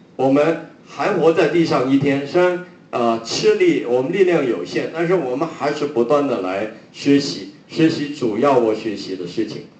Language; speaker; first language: Chinese; non-native, local second language; Cantonese